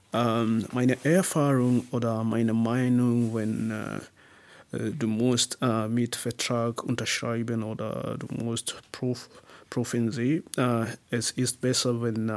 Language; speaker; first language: German; non-native, learner; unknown